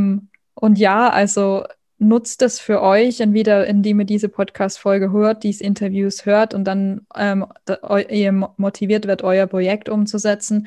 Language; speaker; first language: German; native; German